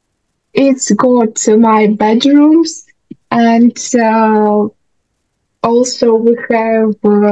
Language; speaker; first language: English; non-native, learner; Russian